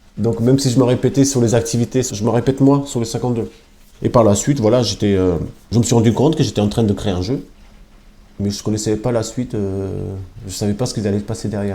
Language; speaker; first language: French; non-native, fluent; Albanian